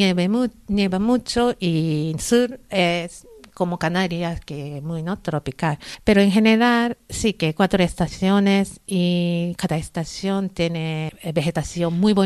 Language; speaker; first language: Spanish; non-native, learner; Japanese